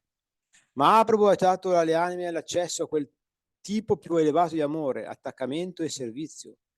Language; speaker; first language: Italian; native; Italian